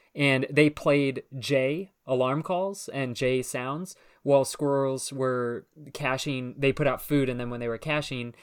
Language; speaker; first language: English; native; English